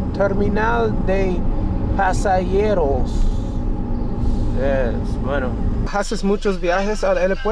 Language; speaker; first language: Spanish; non-native, learner; English